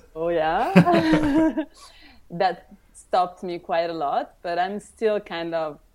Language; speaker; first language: English; early bilingual, other home language; Italian